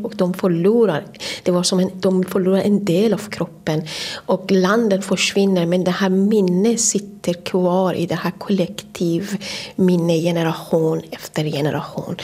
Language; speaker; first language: Swedish; non-native, fluent; Persian